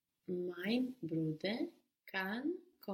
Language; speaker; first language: German; non-native, learner; English